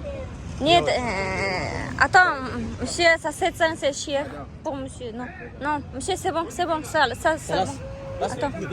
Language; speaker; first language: French; non-native, learner; Kazakh